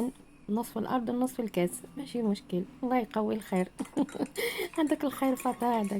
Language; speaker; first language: Arabic; native; Arabic